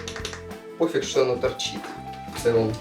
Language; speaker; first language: Russian; native; Russian